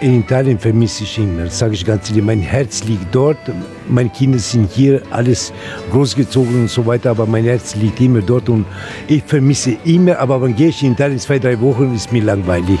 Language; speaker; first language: German; non-native, learner; Italian